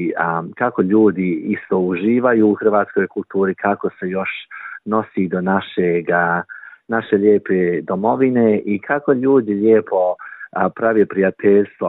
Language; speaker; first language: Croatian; early bilingual, heritage; Croatian